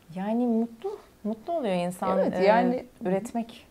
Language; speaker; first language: Turkish; native; Turkish